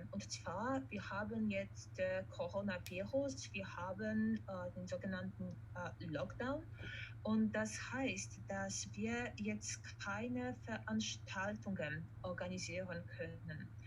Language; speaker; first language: German; non-native, fluent; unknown